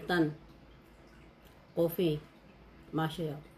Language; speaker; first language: Korean; non-native, fluent; Iloko